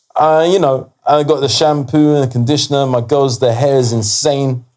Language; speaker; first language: English; native; English